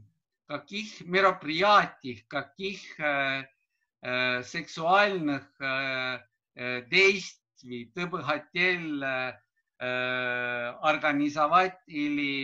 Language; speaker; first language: Russian; non-native, learner; Estonian